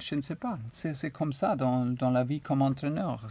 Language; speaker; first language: French; non-native, learner; German